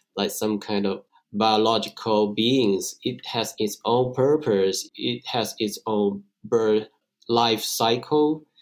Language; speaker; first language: English; non-native, fluent; Chinese